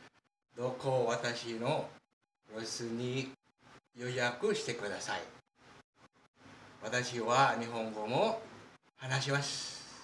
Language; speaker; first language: Japanese; non-native, fluent; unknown